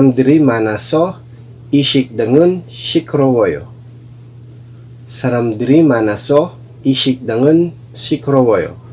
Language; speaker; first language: Korean; non-native, fluent; Filipino